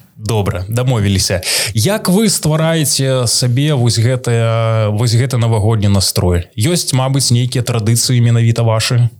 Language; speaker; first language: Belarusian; non-native, local second language; Russian